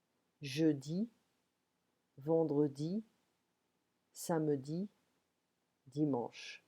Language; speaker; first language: French; non-native, fluent; English